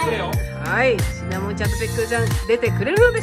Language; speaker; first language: Japanese; native; Japanese